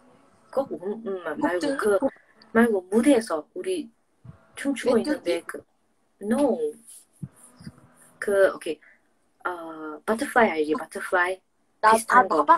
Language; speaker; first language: Korean; non-native, fluent; English